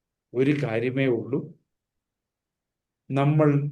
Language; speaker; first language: Malayalam; native; Malayalam